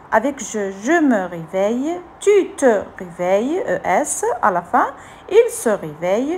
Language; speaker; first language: French; non-native, fluent; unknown